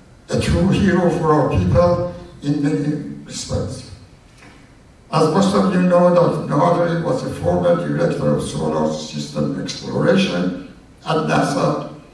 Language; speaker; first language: English; non-native, fluent; Persian